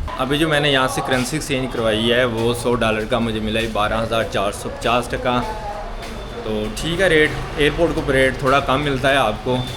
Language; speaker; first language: Urdu; native; Urdu